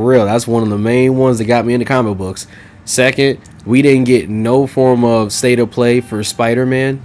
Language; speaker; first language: English; native; English